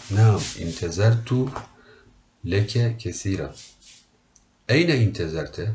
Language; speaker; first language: Arabic; non-native, learner; Turkish